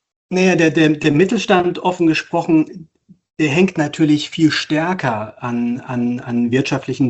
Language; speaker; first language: German; native; German